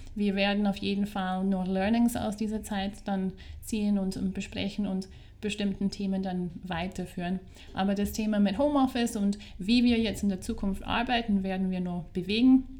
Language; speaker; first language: German; non-native, fluent; English